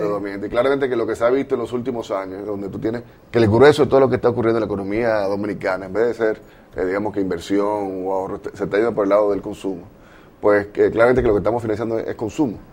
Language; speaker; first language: Spanish; native; Spanish